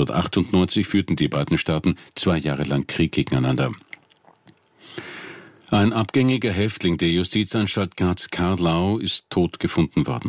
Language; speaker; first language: German; native; German